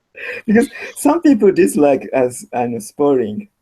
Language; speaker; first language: English; non-native, learner; Japanese